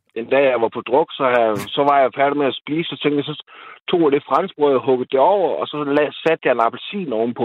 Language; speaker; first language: Danish; native; Danish